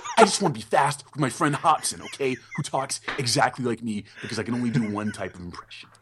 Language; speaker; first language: English; early bilingual, other home language; Haitian Creole